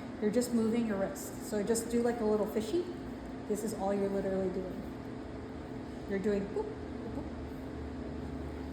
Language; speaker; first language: English; native; English